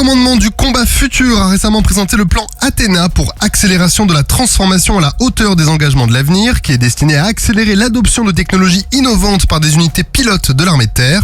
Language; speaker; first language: French; native; French